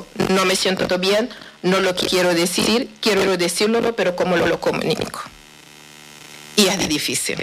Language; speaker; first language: Spanish; non-native, fluent; Wolof